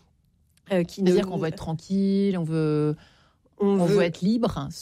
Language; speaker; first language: French; native; French